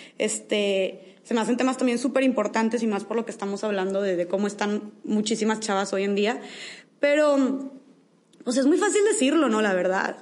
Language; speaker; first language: Spanish; native; Spanish